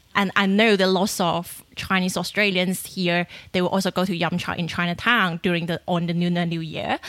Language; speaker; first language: English; non-native, fluent; Chinese